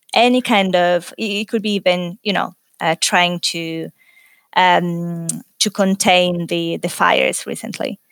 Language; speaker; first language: English; non-native, fluent; Italian